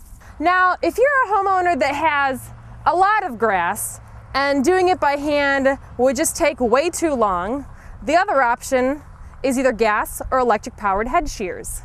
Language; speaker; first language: English; native; English